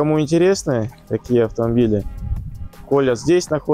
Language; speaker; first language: Russian; native; Russian